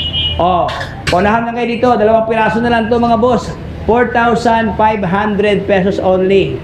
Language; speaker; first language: Filipino; native; Filipino